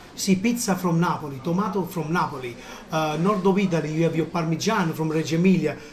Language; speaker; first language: English; non-native, learner; Italian